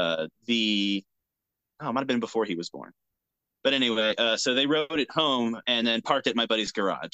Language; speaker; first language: English; native; English